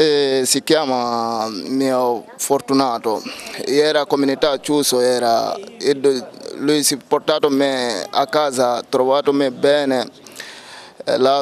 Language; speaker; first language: Italian; non-native, learner; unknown